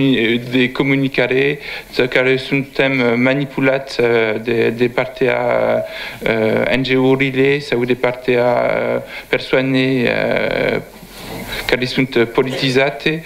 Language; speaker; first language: Romanian; non-native, learner; French